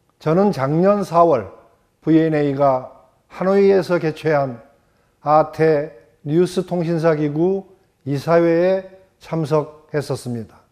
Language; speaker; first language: Korean; native; Korean